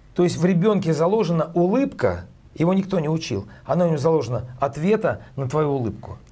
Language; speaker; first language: Russian; native; Russian